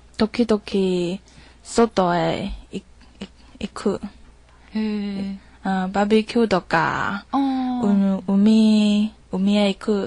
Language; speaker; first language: Japanese; non-native, learner; Chinese